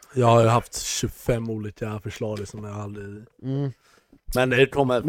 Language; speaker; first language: Swedish; native; Swedish